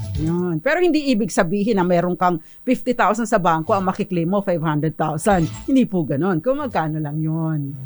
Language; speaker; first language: Filipino; native; Filipino